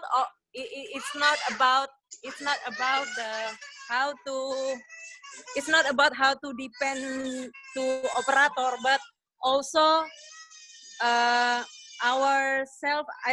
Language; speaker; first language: English; non-native, learner; Indonesian